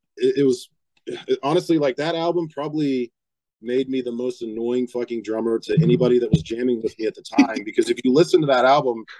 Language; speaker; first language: English; native; English